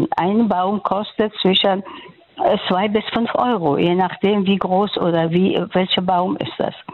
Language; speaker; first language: German; non-native, fluent; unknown